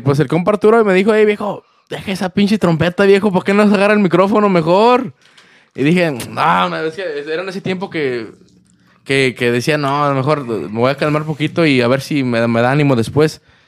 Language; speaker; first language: Spanish; early bilingual, other home language; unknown